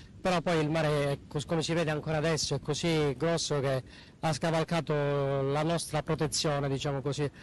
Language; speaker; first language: Italian; native; Italian